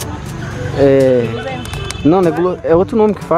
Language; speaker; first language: Portuguese; native; Portuguese